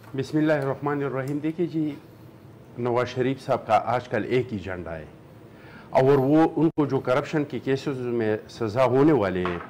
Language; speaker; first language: Urdu; non-native, local second language; Pashto